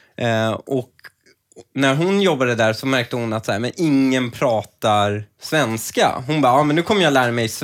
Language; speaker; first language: Swedish; early bilingual, other home language; Persian